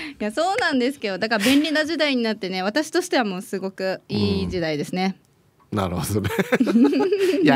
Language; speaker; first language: Japanese; native; Japanese